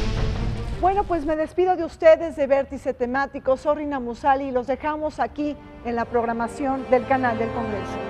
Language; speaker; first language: Spanish; native; Spanish